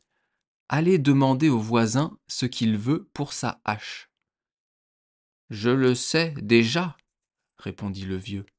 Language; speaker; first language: French; native; French